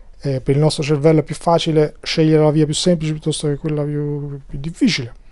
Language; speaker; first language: Italian; non-native, fluent; Albanian